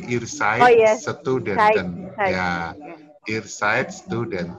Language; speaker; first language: German; non-native, fluent; Indonesian